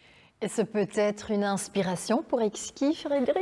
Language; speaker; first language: French; non-native, local second language; Dutch